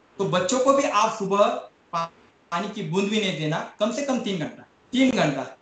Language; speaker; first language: Hindi; non-native, local second language; Marathi